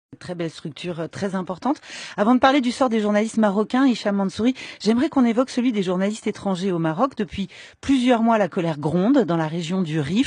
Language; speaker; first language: French; native; French